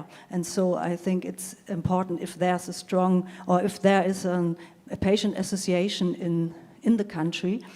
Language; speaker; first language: English; non-native, fluent; German